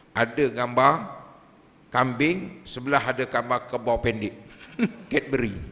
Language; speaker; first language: Malay; native; Malay